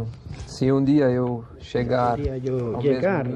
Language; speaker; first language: Spanish; non-native, learner; Portuguese